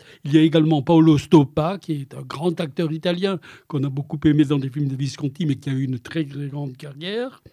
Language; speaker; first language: French; native; French